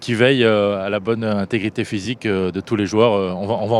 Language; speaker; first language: French; native; French